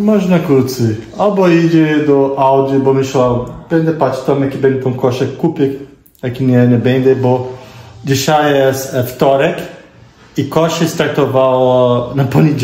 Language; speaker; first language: Polish; non-native, learner; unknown